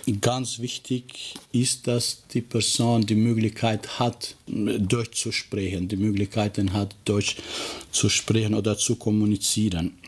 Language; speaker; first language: German; non-native, fluent; Albanian